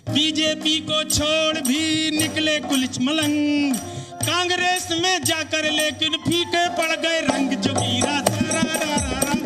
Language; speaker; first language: Hindi; native; Hindi